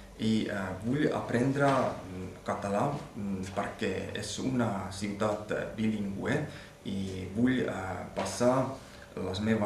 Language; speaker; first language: Catalan; non-native, learner; Finnish